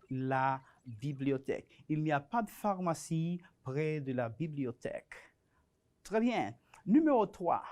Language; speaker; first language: French; non-native, fluent; Spanish